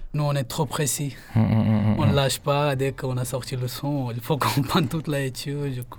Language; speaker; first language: French; non-native, fluent; Hindi